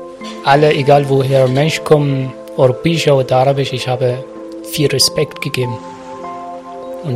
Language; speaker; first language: German; non-native, learner; Arabic